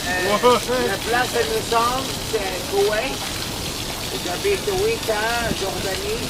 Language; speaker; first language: French; non-native, learner; Arabic